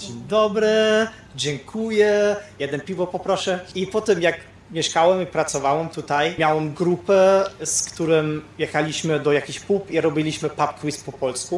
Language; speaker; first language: Polish; non-native, fluent; German